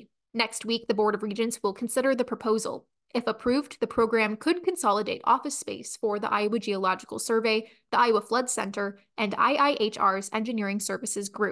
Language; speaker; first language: English; native; English